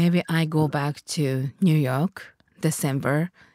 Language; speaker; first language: English; non-native, learner; Japanese